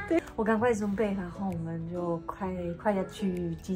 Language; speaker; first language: Chinese; non-native, fluent; French